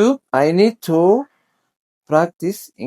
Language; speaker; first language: English; non-native, learner; Tigrinya